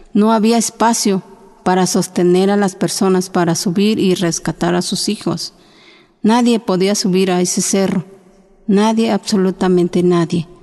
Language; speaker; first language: Spanish; non-native, local second language; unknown